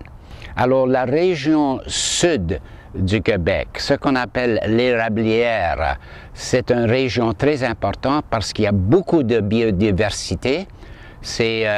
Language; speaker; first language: French; non-native, fluent; English